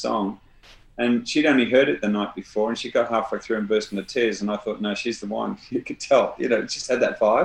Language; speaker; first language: English; native; English